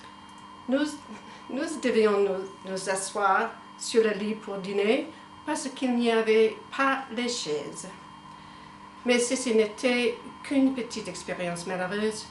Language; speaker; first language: French; non-native, learner; English